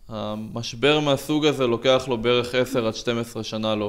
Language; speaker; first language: Hebrew; native; Hebrew